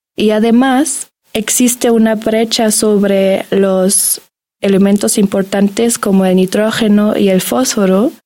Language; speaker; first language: Spanish; non-native, fluent; German